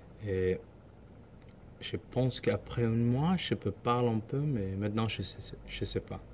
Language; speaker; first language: French; non-native, learner; Somali